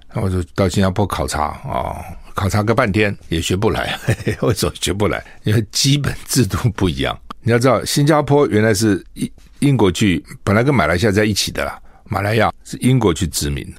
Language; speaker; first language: Chinese; native; Chinese